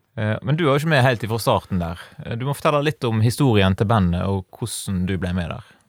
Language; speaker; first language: Norwegian; native; Norwegian